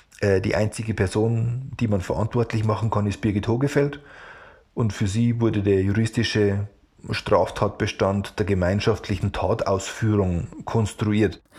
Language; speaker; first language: German; native; German